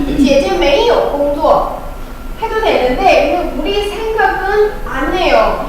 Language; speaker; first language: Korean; non-native, fluent; Chinese